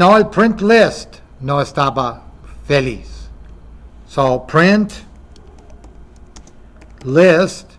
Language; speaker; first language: Spanish; non-native, fluent; English